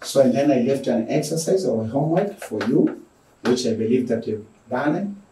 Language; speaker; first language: English; non-native, local second language; Swahili